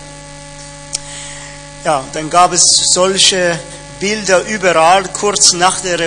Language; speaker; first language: German; non-native, fluent; Persian